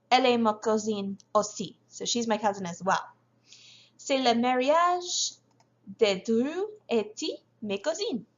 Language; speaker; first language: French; non-native, fluent; English